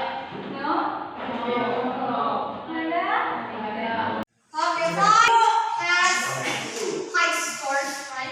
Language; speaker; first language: English; non-native, learner; Indonesian